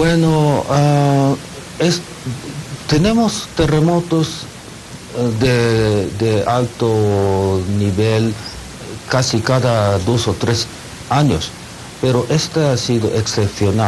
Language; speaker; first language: Spanish; non-native, learner; Japanese